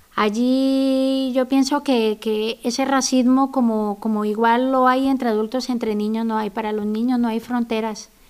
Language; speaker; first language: Spanish; native; Spanish